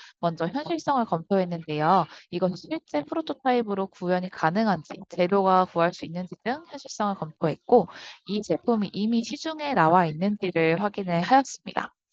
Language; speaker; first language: Korean; native; Korean